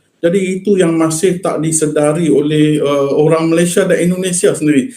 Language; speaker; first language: Malay; native; Malay